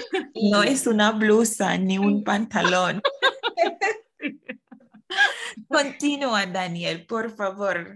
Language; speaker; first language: Spanish; non-native, fluent; English